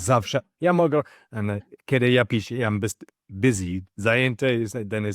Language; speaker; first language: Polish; non-native, learner; English